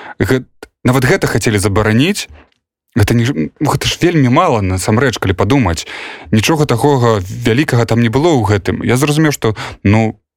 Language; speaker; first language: Belarusian; native; Belarusian